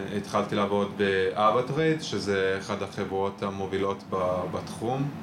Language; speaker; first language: Hebrew; non-native, fluent; Italian